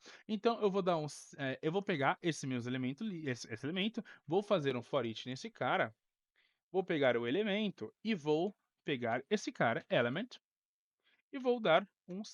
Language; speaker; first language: Portuguese; native; Portuguese